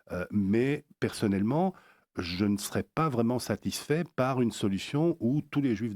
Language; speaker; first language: French; native; French